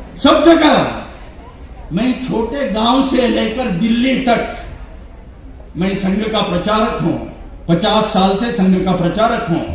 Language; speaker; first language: Hindi; non-native, local second language; Konkani